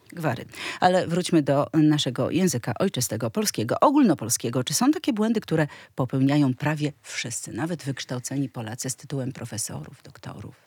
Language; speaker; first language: Polish; native; Polish